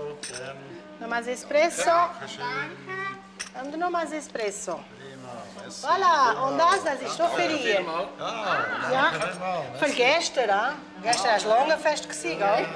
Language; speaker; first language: German; non-native, learner; Portuguese